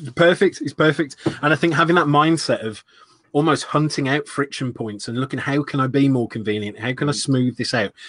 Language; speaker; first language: English; native; English